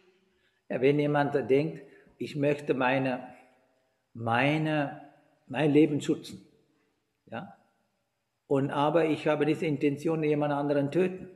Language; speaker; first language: German; non-native, fluent; Sinhala